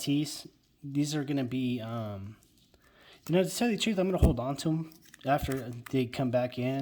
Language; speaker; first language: English; native; English